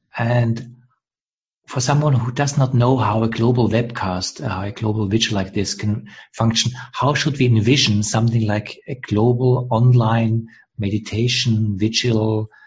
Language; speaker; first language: English; non-native, fluent; German